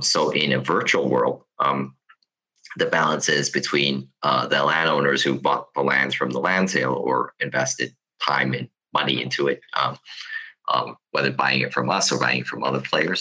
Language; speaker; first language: English; non-native, local second language; Cantonese